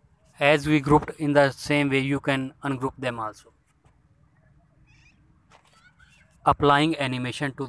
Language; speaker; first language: English; non-native, local second language; Hindi